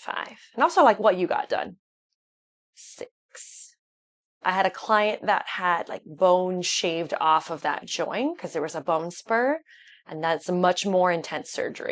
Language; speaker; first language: English; native; English